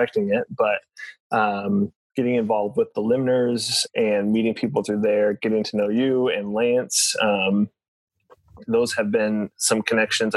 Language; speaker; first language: English; native; English